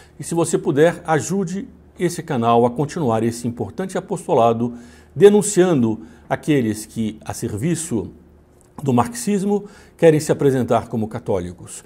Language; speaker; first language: Portuguese; native; Portuguese